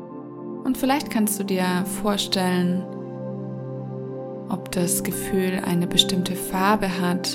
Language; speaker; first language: German; native; German